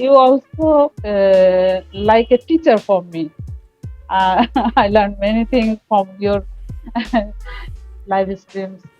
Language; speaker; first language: English; non-native, learner; Bangla